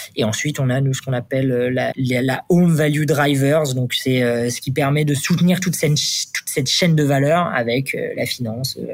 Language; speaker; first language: French; native; French